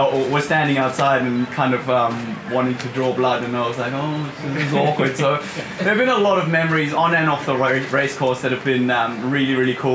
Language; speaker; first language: English; early bilingual, other home language; German